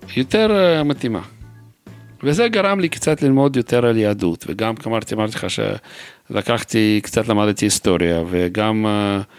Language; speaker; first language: Hebrew; non-native, fluent; Russian